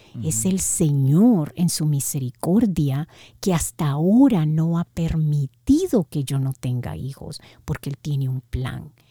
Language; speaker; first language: Spanish; native; Spanish